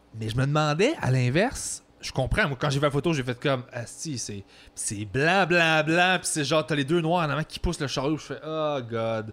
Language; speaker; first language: French; native; French